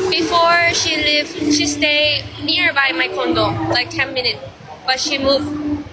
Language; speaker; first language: English; non-native, learner; Thai